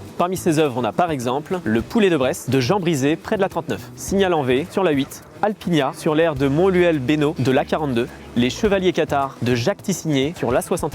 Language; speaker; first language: French; native; French